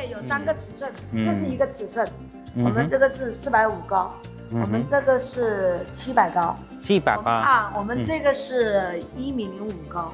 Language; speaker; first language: Chinese; native; Chinese